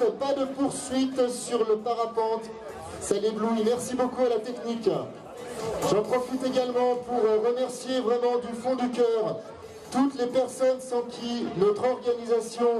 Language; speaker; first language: French; native; French